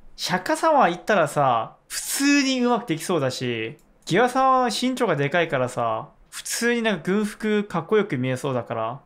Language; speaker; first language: Japanese; non-native, fluent; Korean